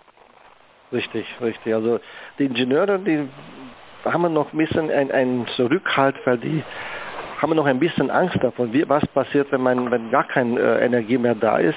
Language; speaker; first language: German; native; German